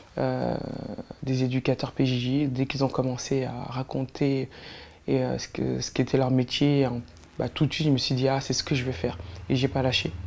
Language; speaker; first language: French; native; French